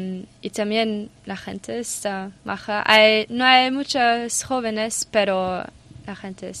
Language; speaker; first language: Spanish; non-native, learner; German